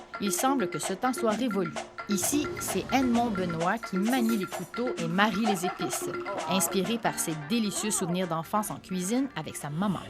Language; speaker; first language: French; native; French